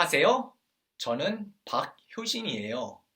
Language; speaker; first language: Korean; non-native, fluent; English